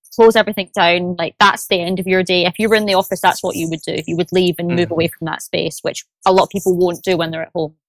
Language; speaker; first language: English; native; English